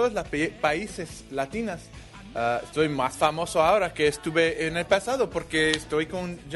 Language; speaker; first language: Spanish; non-native, learner; English